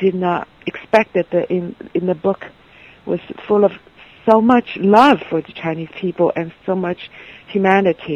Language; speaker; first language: English; non-native, fluent; Chinese